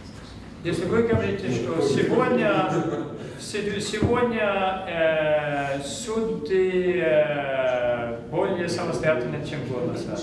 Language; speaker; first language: Russian; non-native, fluent; Swedish